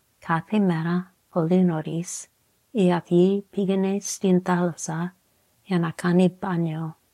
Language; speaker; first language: Greek; non-native, learner; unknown